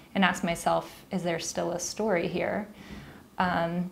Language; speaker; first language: English; native; English